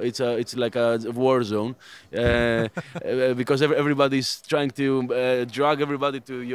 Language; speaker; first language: English; non-native, fluent; Greek